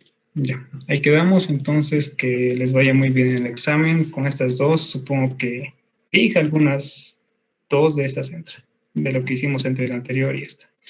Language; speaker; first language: Spanish; native; Spanish